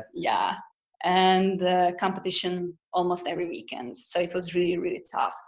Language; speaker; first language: English; non-native, fluent; Hungarian